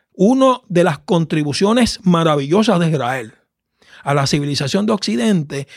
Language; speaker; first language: Spanish; native; Spanish